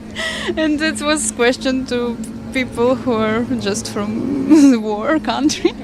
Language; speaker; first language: English; non-native, fluent; Ukrainian